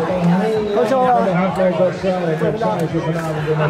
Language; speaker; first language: Dutch; native; Dutch